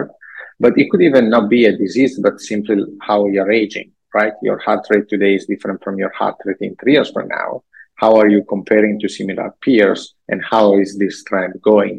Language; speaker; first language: English; non-native, fluent; Italian